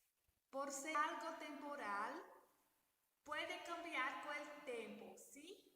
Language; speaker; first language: Spanish; non-native, learner; Portuguese